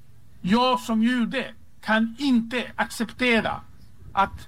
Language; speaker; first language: Swedish; non-native, fluent; Hebrew